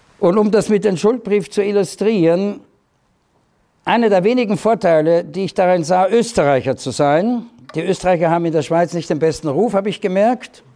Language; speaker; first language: German; native; German